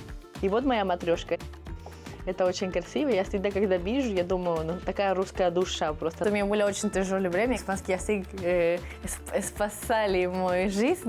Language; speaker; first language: Russian; non-native, fluent; Spanish